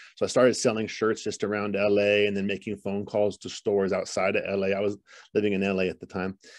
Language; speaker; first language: English; native; English